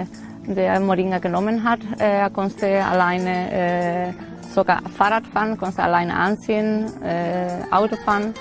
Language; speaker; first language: German; non-native, fluent; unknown